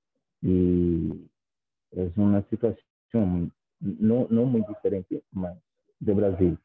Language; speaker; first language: Spanish; non-native, fluent; Portuguese